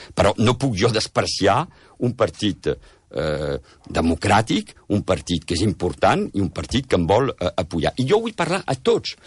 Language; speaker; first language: Catalan; early bilingual, heritage; Catalan